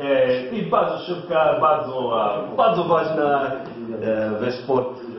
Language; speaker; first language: Polish; non-native, learner; English